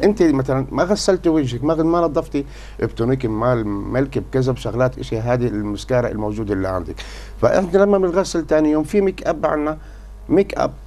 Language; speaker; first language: Arabic; native; Arabic